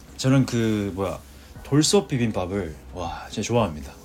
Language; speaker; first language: Korean; non-native, fluent; Japanese